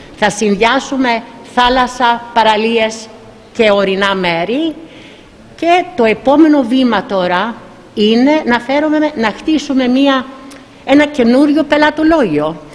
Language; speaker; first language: Greek; native; Greek